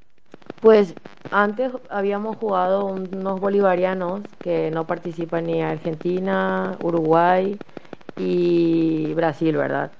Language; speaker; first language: Spanish; native; Spanish